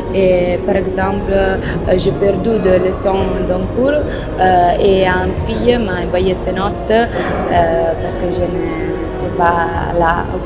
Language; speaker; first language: French; non-native, fluent; Italian